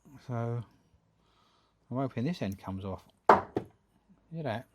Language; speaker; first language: English; native; English